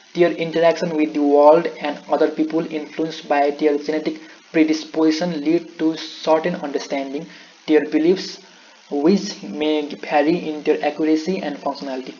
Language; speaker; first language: English; non-native, local second language; Nepali